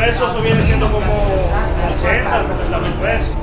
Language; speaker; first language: Spanish; native; Spanish